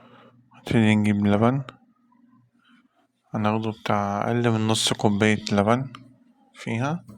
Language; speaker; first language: Arabic; native; Arabic